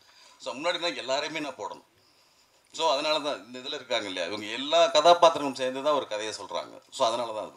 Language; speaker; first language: Tamil; native; Tamil